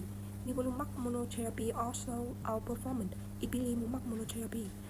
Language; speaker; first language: English; non-native, learner; Vietnamese